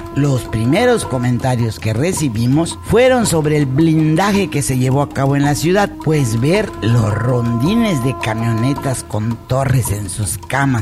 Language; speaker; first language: Spanish; native; Spanish